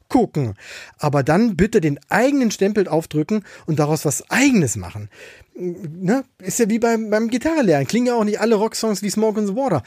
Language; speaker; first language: German; native; German